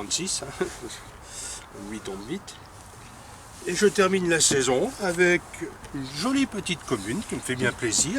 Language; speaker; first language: French; native; French